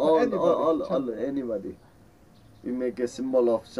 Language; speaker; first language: English; non-native, learner; Newari